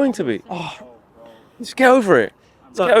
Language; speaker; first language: English; native; English